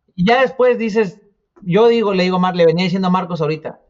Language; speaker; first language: Spanish; native; Spanish